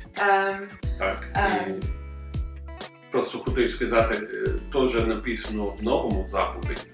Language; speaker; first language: Ukrainian; non-native, learner; English